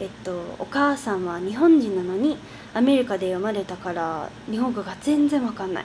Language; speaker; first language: Japanese; non-native, learner; English